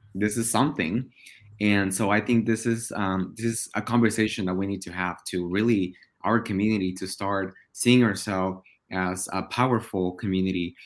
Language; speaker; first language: English; non-native, fluent; Spanish